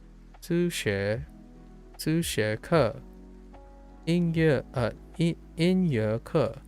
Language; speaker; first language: Chinese; non-native, learner; English